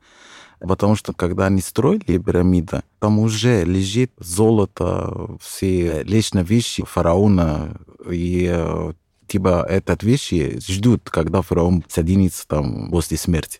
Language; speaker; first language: Russian; non-native, fluent; Arabic